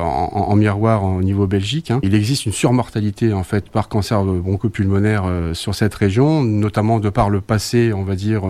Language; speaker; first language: French; native; French